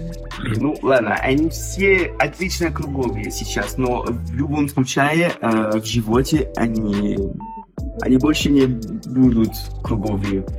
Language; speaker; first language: Russian; non-native, learner; French